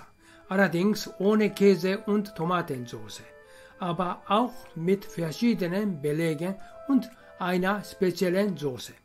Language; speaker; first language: German; non-native, fluent; Japanese